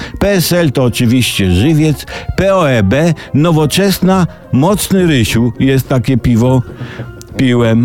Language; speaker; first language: Polish; native; Polish